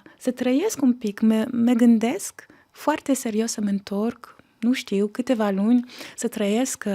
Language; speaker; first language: Romanian; early bilingual, heritage; Romanian